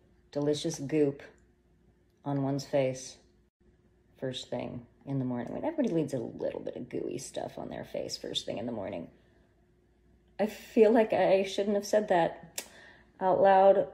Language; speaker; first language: English; native; English